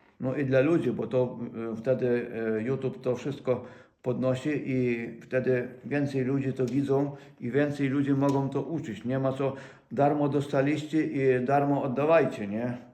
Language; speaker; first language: Polish; non-native, fluent; Ukrainian